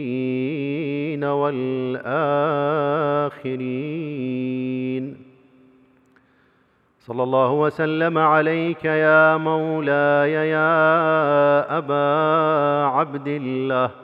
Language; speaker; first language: Arabic; native; Arabic